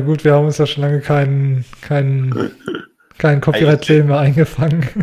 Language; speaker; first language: German; native; German